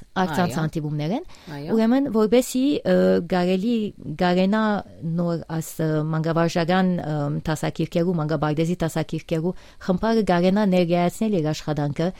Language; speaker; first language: Armenian; early bilingual, heritage; Armenian